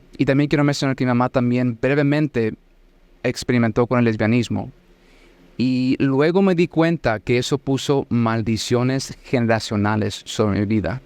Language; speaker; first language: Spanish; early bilingual, heritage; Spanish